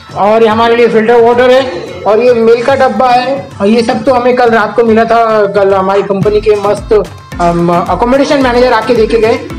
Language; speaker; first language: Hindi; native; Hindi